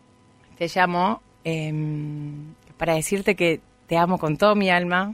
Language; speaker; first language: Spanish; native; Spanish